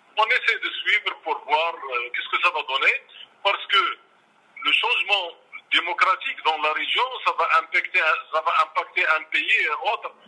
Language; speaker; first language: French; non-native, local second language; Arabic